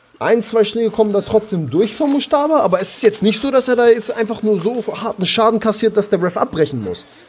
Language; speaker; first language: German; early bilingual, other home language; Armenian